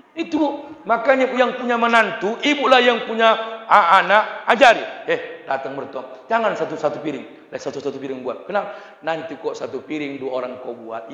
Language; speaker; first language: Malay; non-native, local second language; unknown